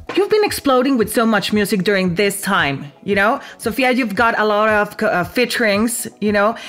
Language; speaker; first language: English; non-native, fluent; Spanish